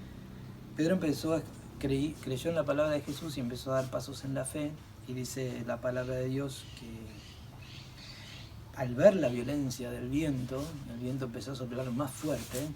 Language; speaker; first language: Spanish; native; Spanish